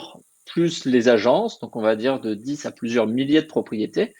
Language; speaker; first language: French; native; French